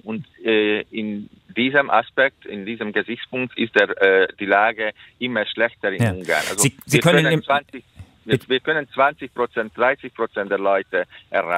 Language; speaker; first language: German; non-native, fluent; Hungarian